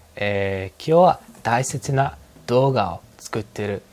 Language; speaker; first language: Japanese; non-native, learner; French